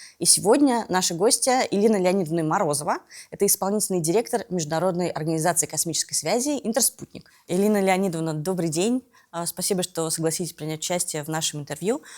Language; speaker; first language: Russian; native; Russian